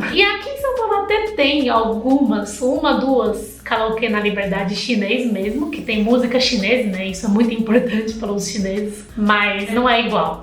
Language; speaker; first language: Portuguese; non-native, fluent; Chinese